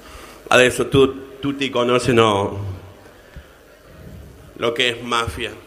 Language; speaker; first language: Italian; non-native, learner; Spanish